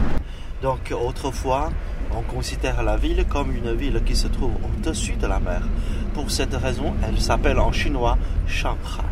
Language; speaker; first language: French; non-native, fluent; Chinese